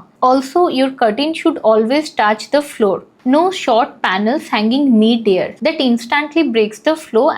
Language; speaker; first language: English; non-native, local second language; Hindi